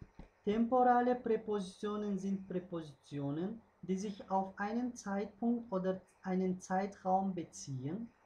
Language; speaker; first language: German; non-native, fluent; Uzbek